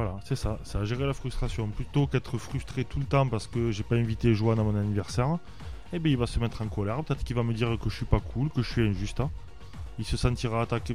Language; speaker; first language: French; native; French